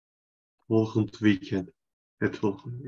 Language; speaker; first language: Dutch; non-native, learner; Turkish